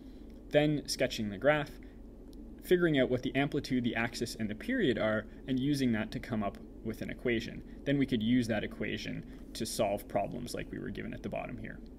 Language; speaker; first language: English; native; English